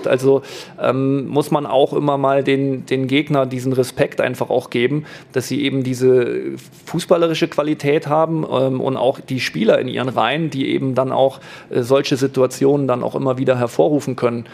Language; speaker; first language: German; native; German